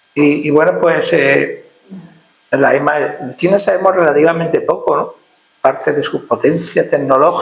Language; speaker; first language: Spanish; native; Spanish